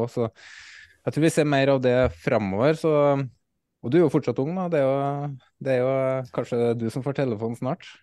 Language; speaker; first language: Norwegian; native; Norwegian